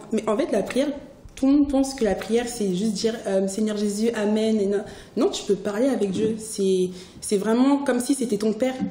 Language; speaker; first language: French; early bilingual, other home language; Haitian Creole